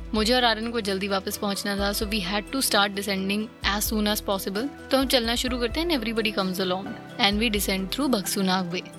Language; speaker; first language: Hindi; native; Hindi